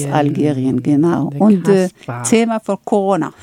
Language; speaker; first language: German; non-native, learner; Arabic